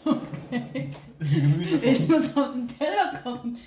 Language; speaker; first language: German; non-native, learner; Korean